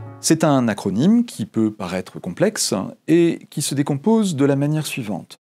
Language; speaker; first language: French; native; French